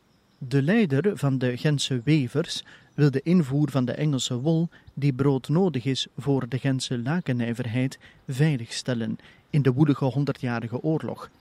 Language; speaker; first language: Dutch; native; Dutch